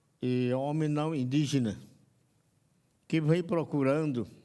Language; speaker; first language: Portuguese; non-native, local second language; Yanomámi